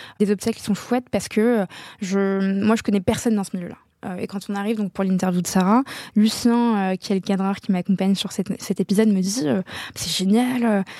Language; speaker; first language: French; non-native, local second language; Arabic